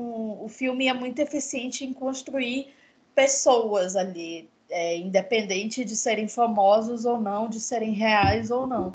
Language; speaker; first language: Portuguese; native; Portuguese